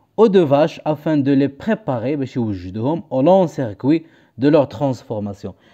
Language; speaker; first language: French; non-native, local second language; Arabic